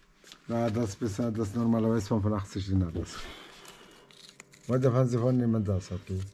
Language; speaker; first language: German; non-native, learner; Arabic